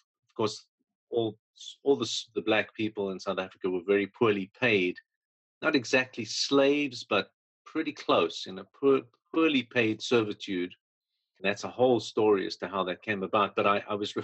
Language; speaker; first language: English; native; English